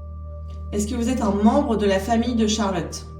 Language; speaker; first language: French; native; French